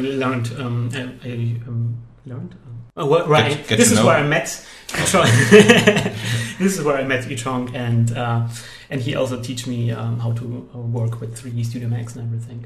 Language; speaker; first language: English; non-native, fluent; Polish